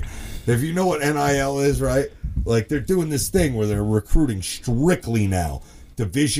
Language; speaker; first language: English; native; English